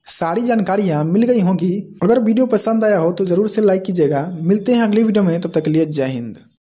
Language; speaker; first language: Hindi; native; Hindi